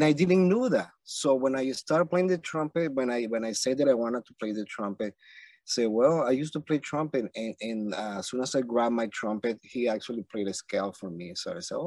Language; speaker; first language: English; non-native, fluent; Spanish